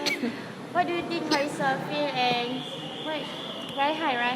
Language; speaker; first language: English; non-native, learner; Malay